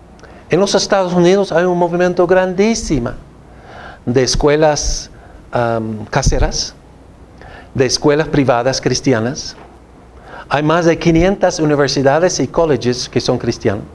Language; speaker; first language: Spanish; non-native, fluent; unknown